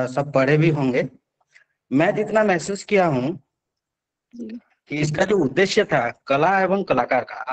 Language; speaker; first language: Hindi; non-native, local second language; Odia